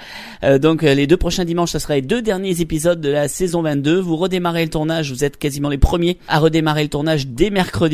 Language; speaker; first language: French; native; French